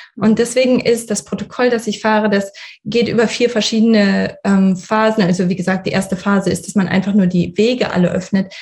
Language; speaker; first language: German; early bilingual, other home language; Russian